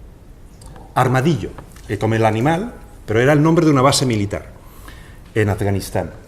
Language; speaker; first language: Spanish; native; Spanish